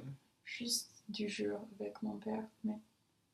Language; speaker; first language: French; non-native, learner; English